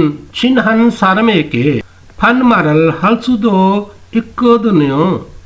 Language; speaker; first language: Korean; non-native, fluent; Urdu